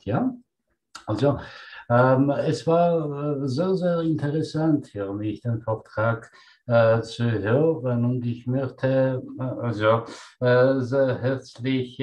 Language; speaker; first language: German; non-native, fluent; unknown